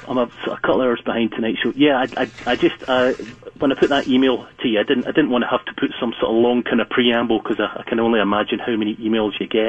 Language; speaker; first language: English; native; English